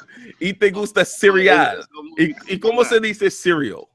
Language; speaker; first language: Spanish; non-native, learner; English